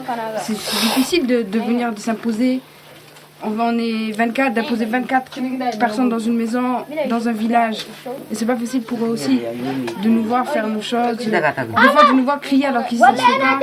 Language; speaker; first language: French; native; French